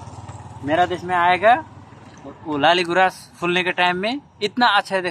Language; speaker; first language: Hindi; non-native, learner; Nepali